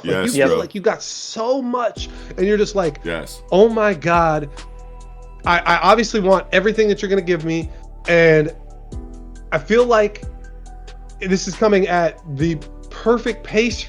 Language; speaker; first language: English; native; English